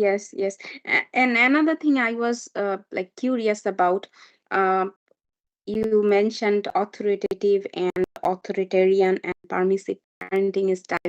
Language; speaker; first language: English; non-native, fluent; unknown